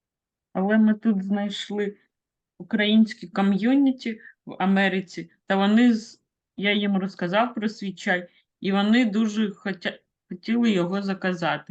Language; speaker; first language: Ukrainian; non-native, local second language; Russian